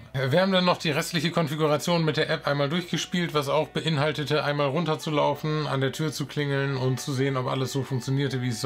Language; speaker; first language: German; native; German